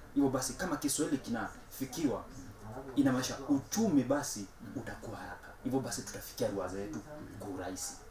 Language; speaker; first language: Swahili; non-native, local second language; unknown